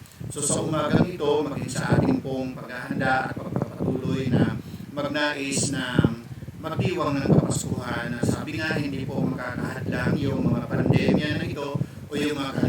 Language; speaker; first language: Filipino; native; Filipino